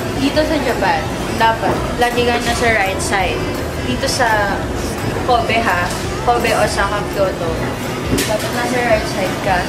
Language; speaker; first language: Filipino; native; Filipino